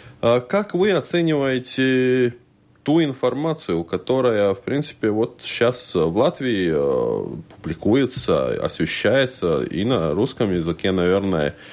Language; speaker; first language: Russian; non-native, local second language; Latvian